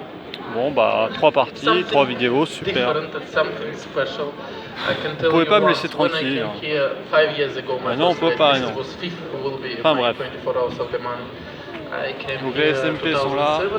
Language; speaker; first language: French; native; French